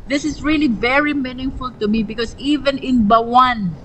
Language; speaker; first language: English; non-native, local second language; Filipino